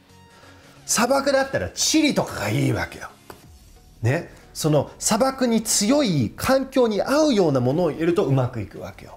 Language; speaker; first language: Japanese; non-native, fluent; English